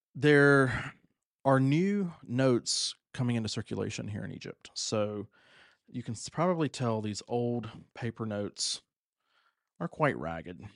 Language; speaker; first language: English; native; English